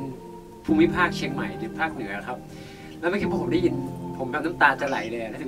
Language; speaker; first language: Thai; native; Thai